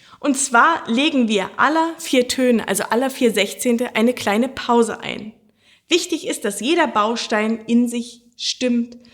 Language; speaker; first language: German; native; German